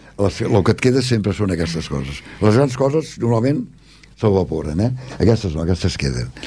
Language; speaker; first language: Catalan; native; Catalan